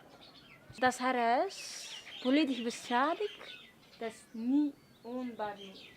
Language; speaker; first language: Dutch; non-native, fluent; Nepali